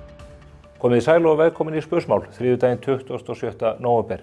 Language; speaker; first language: Icelandic; native; Icelandic